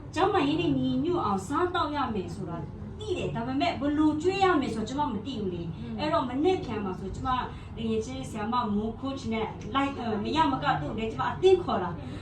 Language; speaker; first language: Burmese; non-native, local second language; Kachin